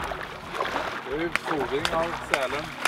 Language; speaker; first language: Swedish; native; Swedish